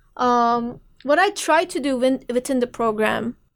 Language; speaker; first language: English; non-native, fluent; Turkish